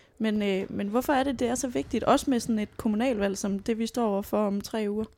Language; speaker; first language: Danish; native; Danish